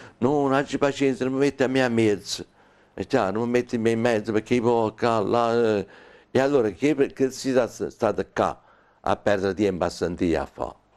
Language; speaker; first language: Italian; native; Italian